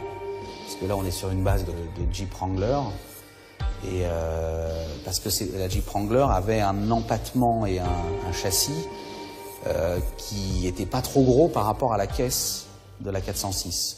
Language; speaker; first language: French; native; French